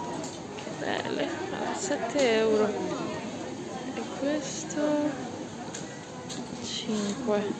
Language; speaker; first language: Italian; non-native, local second language; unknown